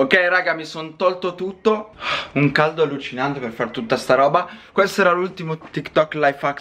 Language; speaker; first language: Italian; native; Italian